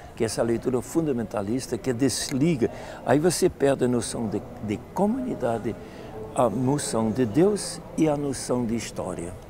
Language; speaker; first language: Portuguese; non-native, fluent; Dutch